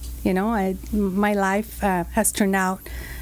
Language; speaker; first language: English; non-native, fluent; Spanish